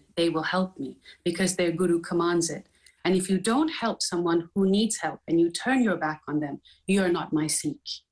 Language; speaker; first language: English; native; English